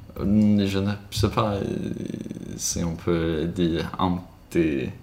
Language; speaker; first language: French; non-native, learner; Swedish